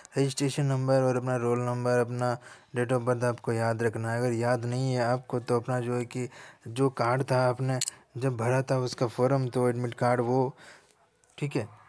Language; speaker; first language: Hindi; native; Hindi